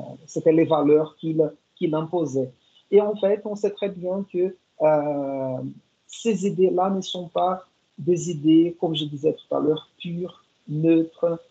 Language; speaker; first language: French; non-native, fluent; Portuguese